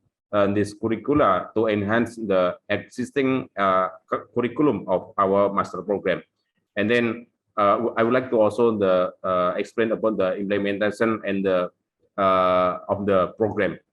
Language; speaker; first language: English; non-native, local second language; Indonesian